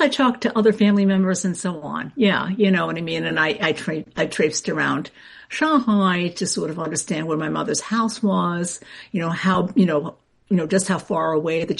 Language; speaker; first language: English; native; English